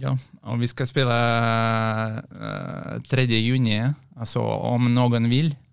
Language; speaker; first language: Swedish; non-native, learner; Russian